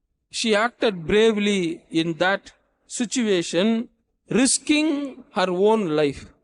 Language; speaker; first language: English; non-native, local second language; Tamil